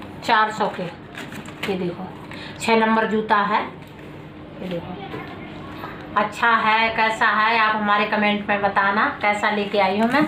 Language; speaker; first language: Hindi; native; Hindi